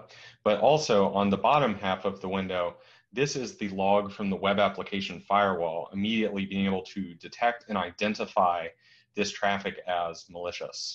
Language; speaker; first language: English; native; English